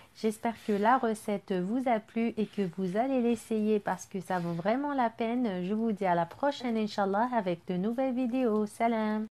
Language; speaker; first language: French; non-native, local second language; Arabic